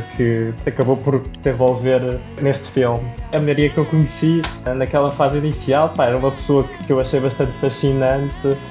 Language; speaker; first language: Portuguese; native; Portuguese